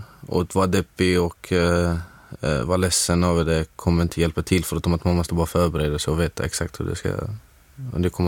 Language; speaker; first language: Swedish; non-native, fluent; Arabic